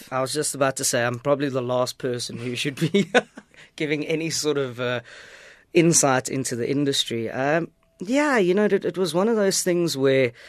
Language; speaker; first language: English; native; English